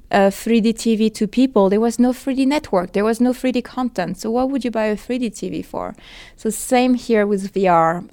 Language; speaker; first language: English; non-native, fluent; French